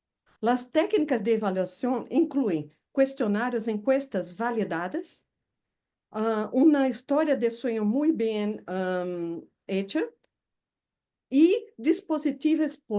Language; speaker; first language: Spanish; non-native, fluent; Portuguese